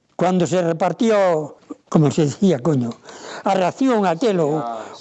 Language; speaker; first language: Spanish; non-native, local second language; Galician